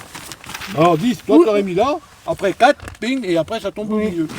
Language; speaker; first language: French; native; French